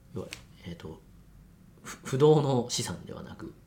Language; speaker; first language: Japanese; non-native, fluent; Chinese